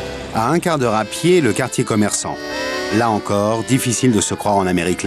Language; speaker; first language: French; native; French